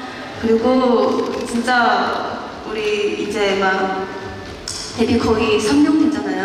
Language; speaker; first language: Korean; non-native, fluent; Chinese